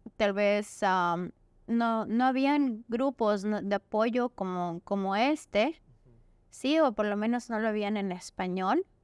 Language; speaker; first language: Spanish; native; Spanish